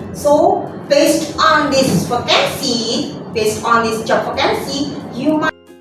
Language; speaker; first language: English; non-native, fluent; Javanese